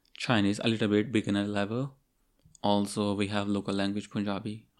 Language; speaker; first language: English; non-native, local second language; Urdu